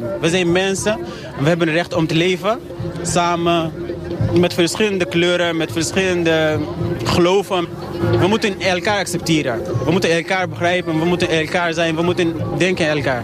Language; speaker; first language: Dutch; non-native, learner; Arabic